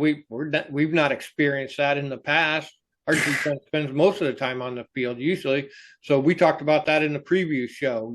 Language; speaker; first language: English; native; English